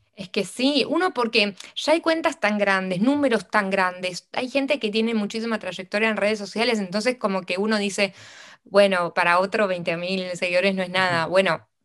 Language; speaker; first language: Spanish; native; Spanish